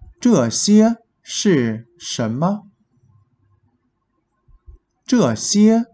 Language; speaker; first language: Chinese; non-native, fluent; Vietnamese